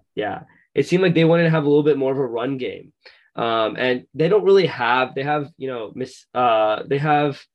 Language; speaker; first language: English; native; English